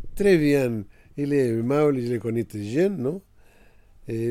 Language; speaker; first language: French; non-native, fluent; Spanish